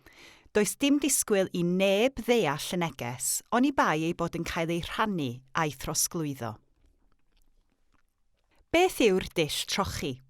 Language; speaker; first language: Welsh; native; Welsh